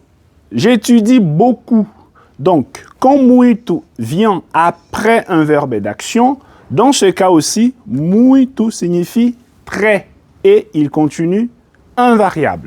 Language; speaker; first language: French; non-native, fluent; Portuguese